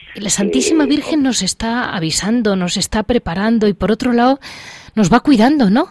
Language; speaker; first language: Spanish; native; Spanish